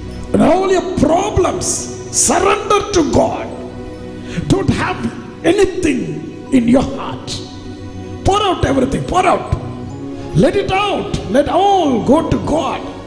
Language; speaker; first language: English; non-native, local second language; Tamil